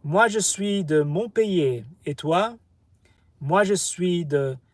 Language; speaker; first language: French; non-native, learner; English